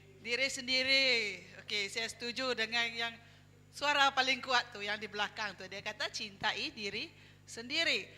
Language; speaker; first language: Malay; non-native, local second language; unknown